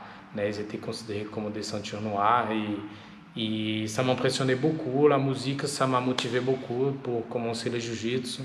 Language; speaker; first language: French; non-native, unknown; Portuguese